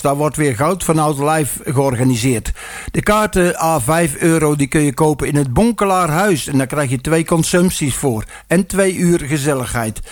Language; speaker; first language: Dutch; native; Dutch